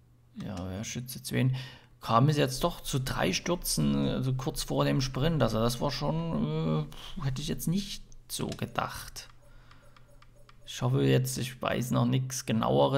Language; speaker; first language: German; native; German